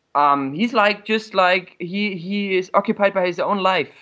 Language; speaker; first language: English; non-native, fluent; German